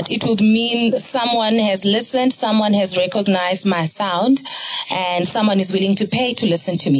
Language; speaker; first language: English; non-native, local second language; Zulu